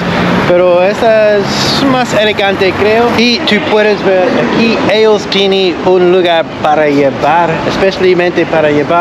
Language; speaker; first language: Spanish; non-native, learner; English